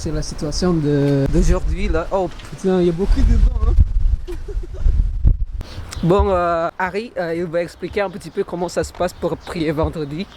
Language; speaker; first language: French; non-native, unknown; Indonesian